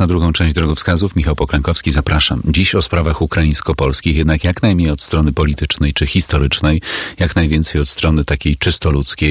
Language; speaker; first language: Polish; native; Polish